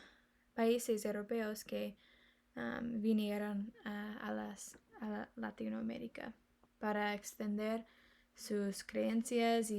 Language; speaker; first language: Spanish; non-native, learner; English